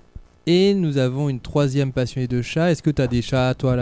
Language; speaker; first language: French; native; French